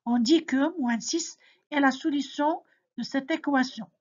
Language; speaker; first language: French; non-native, local second language; Arabic